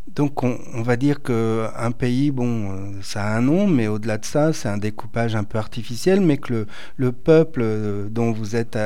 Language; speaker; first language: French; native; French